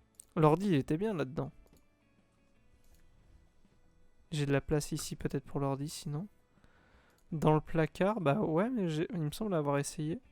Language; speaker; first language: French; native; French